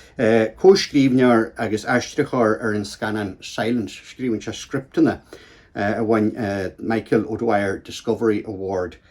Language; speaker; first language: Irish; native; Irish